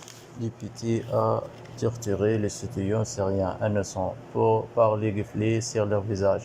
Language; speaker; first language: French; non-native, learner; Arabic